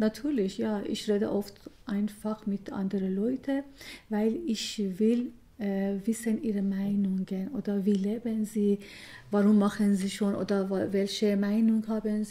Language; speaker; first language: German; non-native, learner; Persian